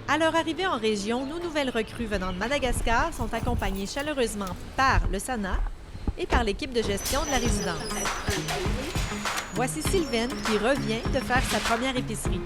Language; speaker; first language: French; native; French